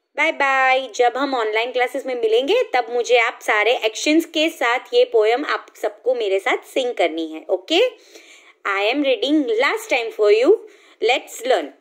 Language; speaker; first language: Hindi; non-native, local second language; Gujarati